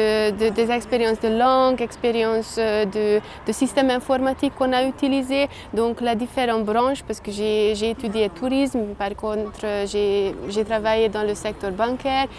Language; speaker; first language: French; non-native, fluent; Hungarian